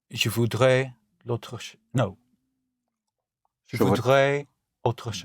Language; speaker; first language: French; non-native, learner; English